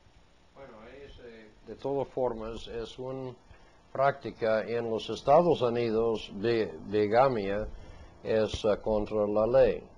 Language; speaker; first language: Spanish; non-native, fluent; English